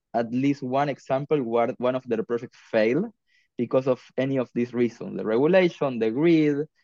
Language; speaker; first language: English; non-native, fluent; Spanish